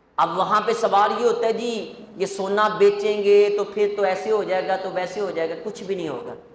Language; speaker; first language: Urdu; non-native, local second language; Punjabi